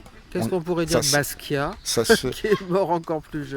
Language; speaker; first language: French; native; French